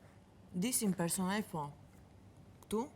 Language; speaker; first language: Albanian; non-native, learner; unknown